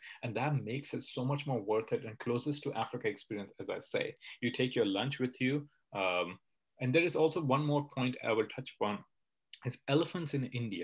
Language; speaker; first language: English; non-native, local second language; Hindi